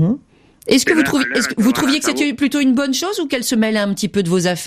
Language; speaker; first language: French; native; French